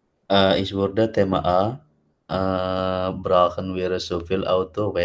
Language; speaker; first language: German; non-native, learner; Indonesian